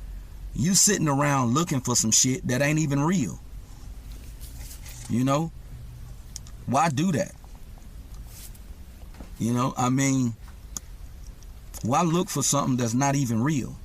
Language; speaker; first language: English; native; English